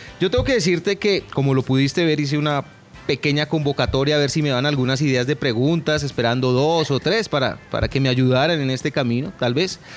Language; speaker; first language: Spanish; native; Spanish